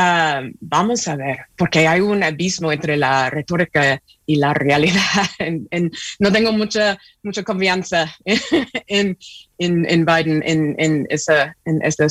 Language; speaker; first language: Spanish; non-native, fluent; English